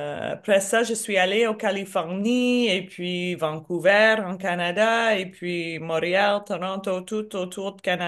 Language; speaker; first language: French; non-native, learner; English